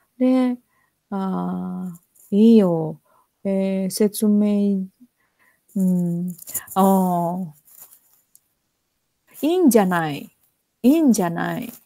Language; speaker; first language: Japanese; non-native, fluent; Indonesian